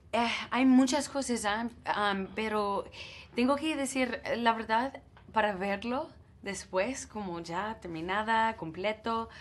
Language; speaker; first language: Spanish; non-native, learner; English